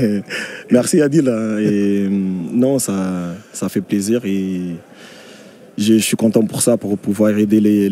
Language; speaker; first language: French; non-native, fluent; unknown